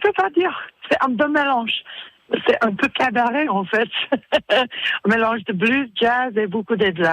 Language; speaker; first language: French; non-native, fluent; English